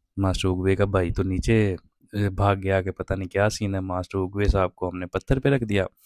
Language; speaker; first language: Urdu; non-native, local second language; Punjabi